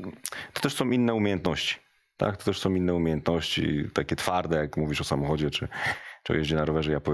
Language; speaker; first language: Polish; native; Polish